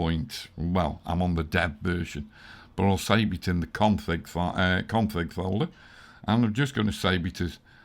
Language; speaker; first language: English; native; English